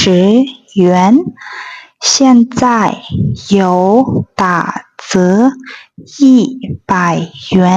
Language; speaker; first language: Chinese; non-native, fluent; Burmese